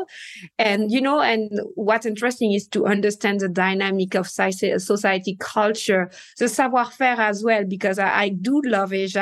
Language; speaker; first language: English; non-native, fluent; French